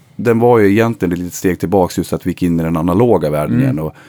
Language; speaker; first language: Swedish; native; Swedish